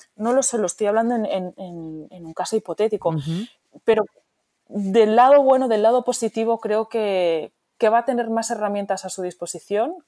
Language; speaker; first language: Spanish; native; Spanish